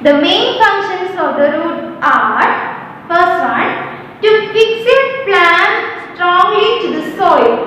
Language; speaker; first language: English; non-native, local second language; Malayalam